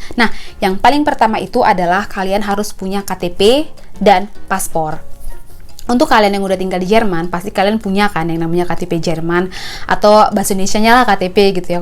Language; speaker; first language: Indonesian; native; Indonesian